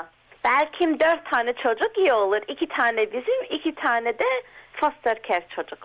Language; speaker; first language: Turkish; early bilingual, heritage; Turkish